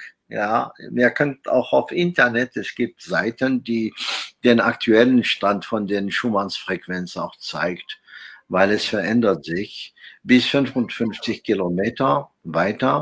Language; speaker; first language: German; non-native, fluent; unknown